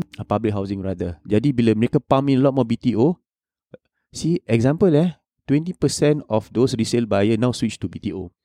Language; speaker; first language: English; non-native, local second language; Malay